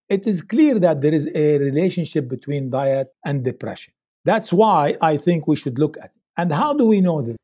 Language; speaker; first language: English; non-native, fluent; Arabic